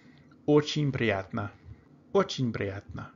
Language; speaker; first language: Russian; non-native, learner; English